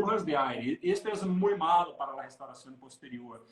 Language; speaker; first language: Spanish; non-native, learner; Portuguese